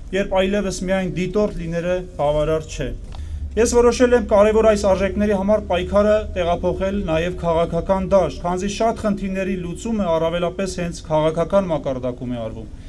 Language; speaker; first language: Armenian; non-native, local second language; Kurdish